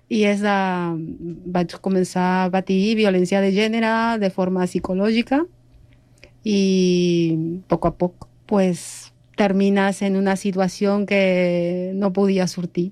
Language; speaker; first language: Catalan; non-native, fluent; Spanish